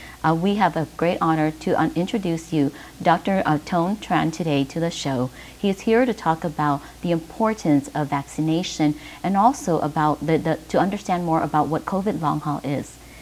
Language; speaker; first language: English; early bilingual, other home language; Vietnamese